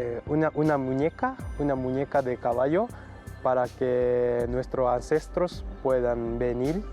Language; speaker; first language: Spanish; non-native, learner; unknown